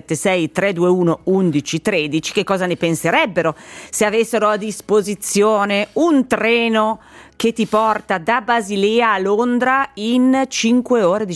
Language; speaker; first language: Italian; native; Italian